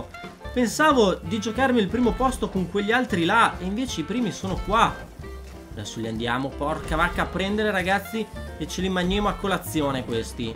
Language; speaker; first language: Italian; native; Italian